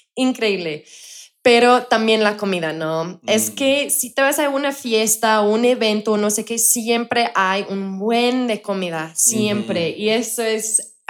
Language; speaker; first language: Spanish; non-native, fluent; English